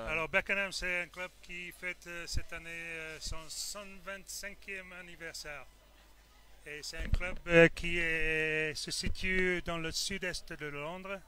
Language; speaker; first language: French; non-native, fluent; English